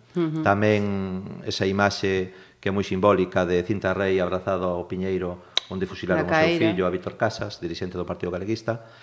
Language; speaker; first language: Galician; native; Galician